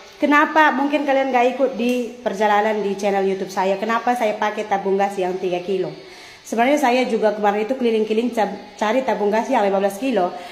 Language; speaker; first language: Indonesian; native; Indonesian